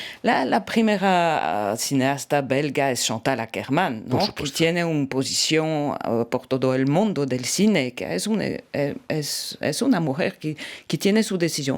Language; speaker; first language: Spanish; non-native, fluent; French